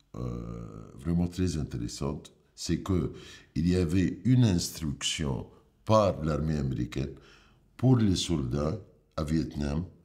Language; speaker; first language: French; non-native, fluent; Arabic